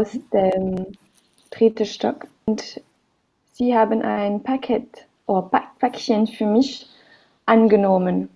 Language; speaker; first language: German; non-native, learner; French